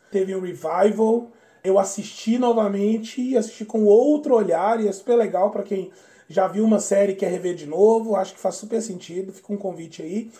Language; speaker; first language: Portuguese; native; Portuguese